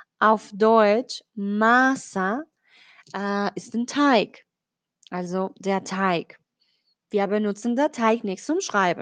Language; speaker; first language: German; non-native, learner; Spanish